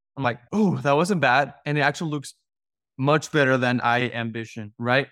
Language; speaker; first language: English; non-native, fluent; Spanish